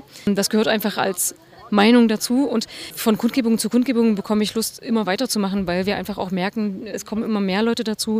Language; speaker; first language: German; native; German